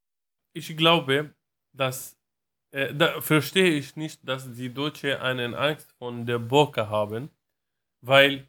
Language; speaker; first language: German; non-native, learner; Arabic